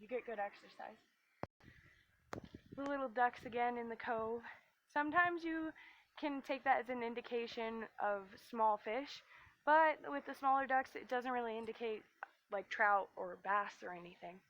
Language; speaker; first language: English; native; English